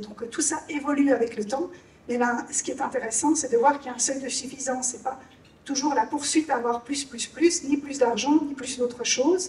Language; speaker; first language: French; non-native, fluent; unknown